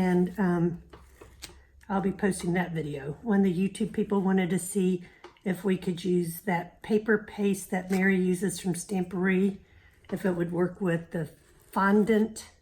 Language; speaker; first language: English; native; English